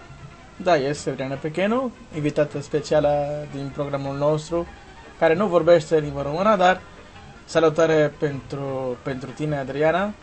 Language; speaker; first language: Romanian; non-native, learner; Portuguese